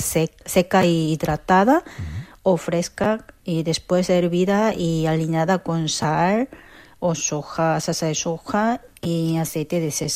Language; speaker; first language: Spanish; non-native, fluent; Korean